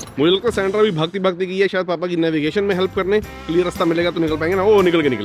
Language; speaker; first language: Hindi; non-native, local second language; Punjabi